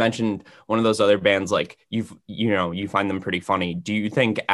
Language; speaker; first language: English; native; English